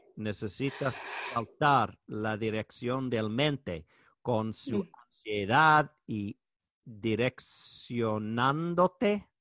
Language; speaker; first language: Spanish; non-native, learner; English